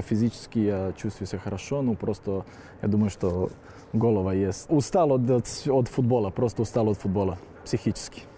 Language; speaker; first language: Russian; non-native, learner; Serbian